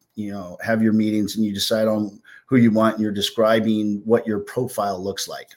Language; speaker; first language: English; native; English